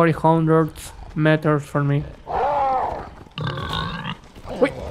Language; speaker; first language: English; non-native, learner; Spanish